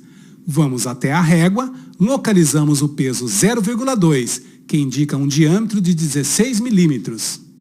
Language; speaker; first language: Portuguese; native; Portuguese